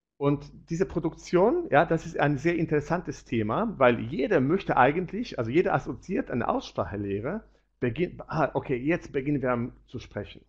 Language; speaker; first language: German; non-native, fluent; Polish